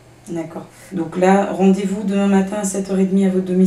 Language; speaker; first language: French; native; French